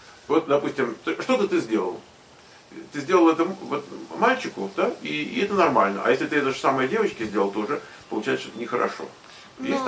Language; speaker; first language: Russian; native; Russian